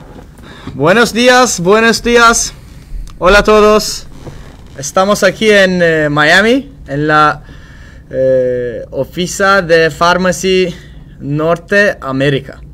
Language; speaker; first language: Spanish; non-native, learner; Turkish